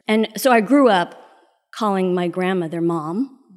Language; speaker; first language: English; early bilingual, other home language; Spanish